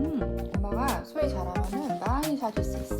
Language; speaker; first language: Korean; native; Korean